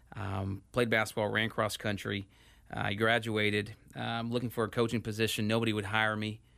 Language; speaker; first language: English; native; English